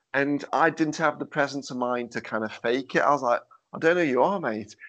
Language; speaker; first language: English; native; English